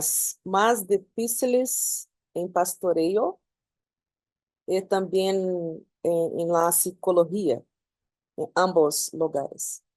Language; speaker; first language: Spanish; non-native, learner; Portuguese